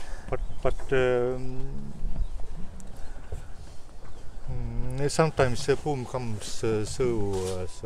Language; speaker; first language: English; non-native, learner; Estonian